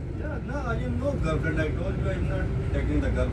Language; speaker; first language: English; non-native, learner; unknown